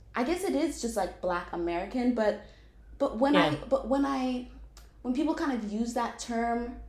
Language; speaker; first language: English; native; English